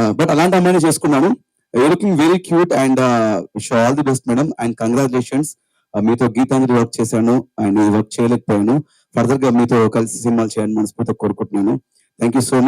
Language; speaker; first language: Telugu; native; Telugu